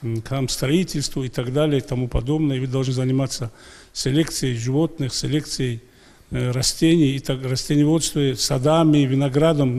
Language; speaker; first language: Russian; native; Russian